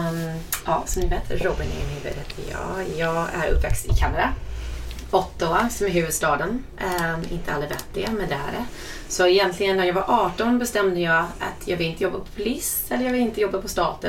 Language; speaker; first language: Swedish; non-native, fluent; English